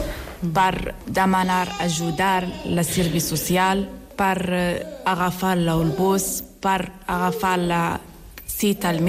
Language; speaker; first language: Catalan; non-native, learner; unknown